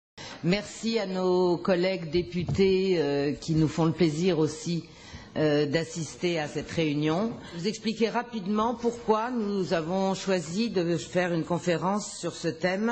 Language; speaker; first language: French; native; French